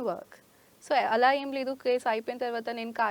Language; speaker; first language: Telugu; non-native, learner; Hindi